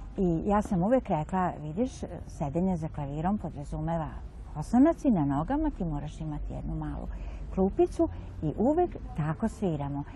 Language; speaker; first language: Serbian; native; Serbian